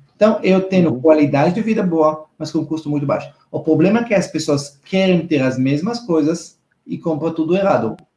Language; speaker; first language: Portuguese; non-native, fluent; Hebrew